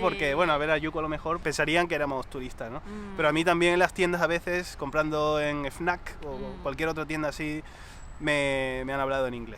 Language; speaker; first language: Spanish; native; Spanish